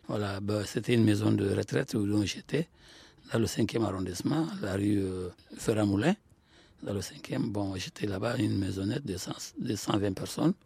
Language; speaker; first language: French; non-native, local second language; Soninke